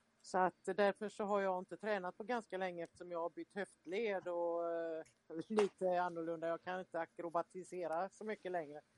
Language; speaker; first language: Swedish; native; Swedish